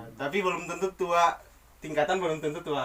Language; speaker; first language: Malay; non-native, local second language; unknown